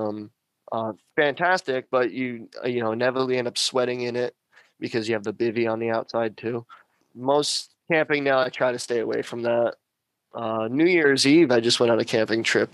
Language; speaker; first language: English; native; English